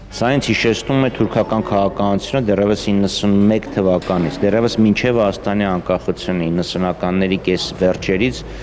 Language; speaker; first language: Armenian; native; Armenian